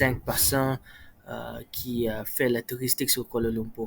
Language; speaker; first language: French; non-native, learner; Malay